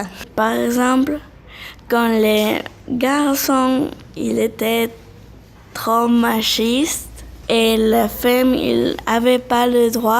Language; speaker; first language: French; non-native, learner; Spanish